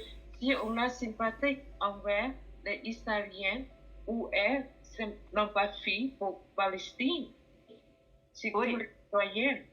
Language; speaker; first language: French; non-native, learner; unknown